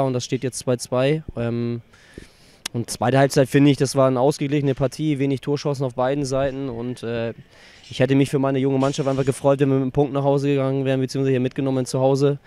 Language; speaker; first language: German; native; German